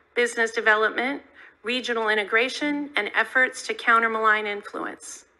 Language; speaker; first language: English; native; English